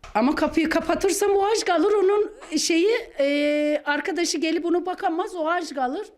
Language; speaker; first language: Turkish; native; Turkish